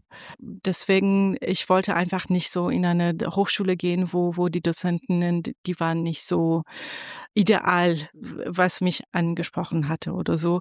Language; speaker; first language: German; non-native, fluent; Persian